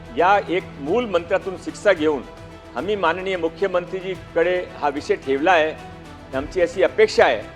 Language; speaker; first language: Marathi; non-native, local second language; Gujarati